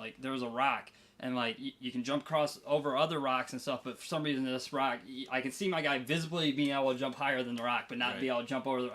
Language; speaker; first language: English; native; English